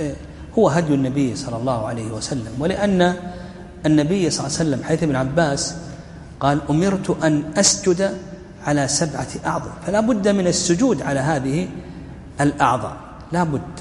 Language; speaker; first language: Arabic; native; Arabic